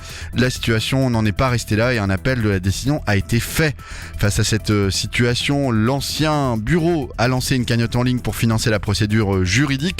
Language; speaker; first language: French; native; French